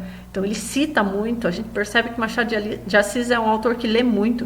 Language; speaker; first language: Portuguese; native; Portuguese